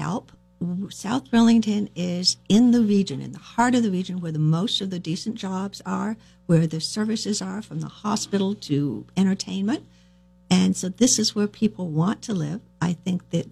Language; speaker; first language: English; native; English